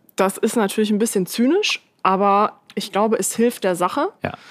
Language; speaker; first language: German; native; German